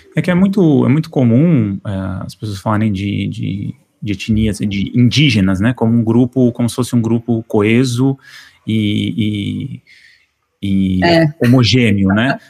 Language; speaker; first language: Portuguese; native; Portuguese